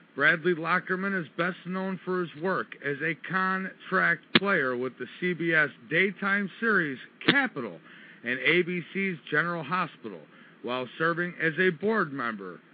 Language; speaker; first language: English; native; English